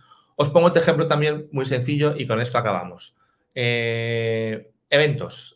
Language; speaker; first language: Spanish; native; Spanish